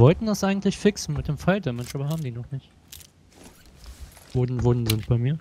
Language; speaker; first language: German; native; German